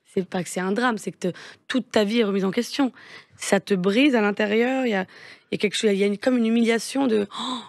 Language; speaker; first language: French; native; French